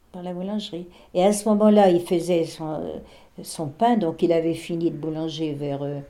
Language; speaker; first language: French; native; French